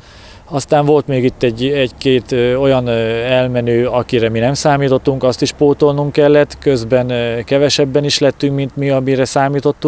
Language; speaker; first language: Hungarian; native; Hungarian